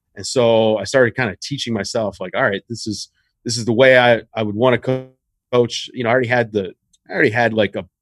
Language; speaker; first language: English; native; English